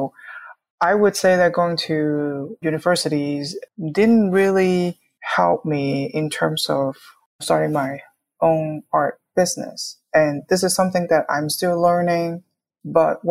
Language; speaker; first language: English; non-native, local second language; Cantonese